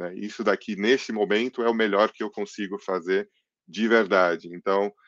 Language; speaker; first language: Portuguese; early bilingual, other home language; English